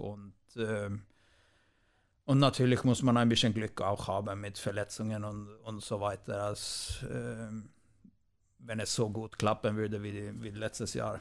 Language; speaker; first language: German; non-native, fluent; Swedish